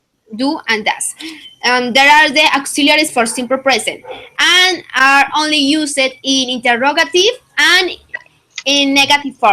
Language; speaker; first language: English; non-native, fluent; Spanish